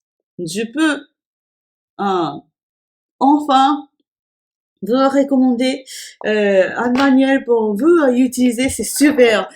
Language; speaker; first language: French; non-native, fluent; Japanese